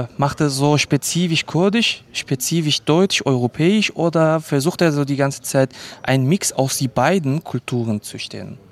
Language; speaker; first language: German; early bilingual, other home language; Kurdish